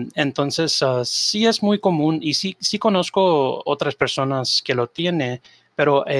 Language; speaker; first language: Spanish; early bilingual, heritage; Spanish